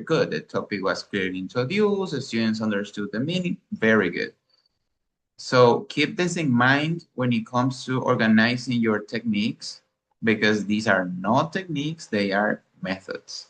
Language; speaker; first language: English; non-native, fluent; Spanish